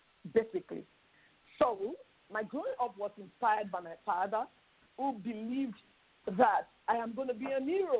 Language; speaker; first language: English; non-native, local second language; Yoruba